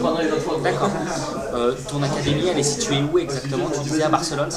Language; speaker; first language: French; native; French